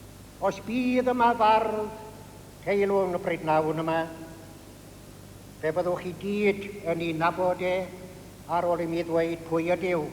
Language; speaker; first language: Welsh; native; Welsh